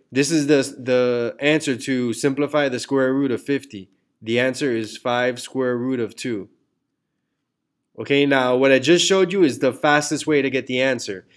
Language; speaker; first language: English; early bilingual, other home language; Spanish